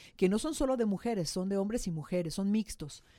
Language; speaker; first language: Spanish; native; Spanish